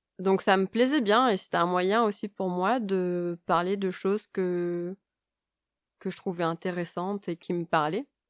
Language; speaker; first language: French; native; French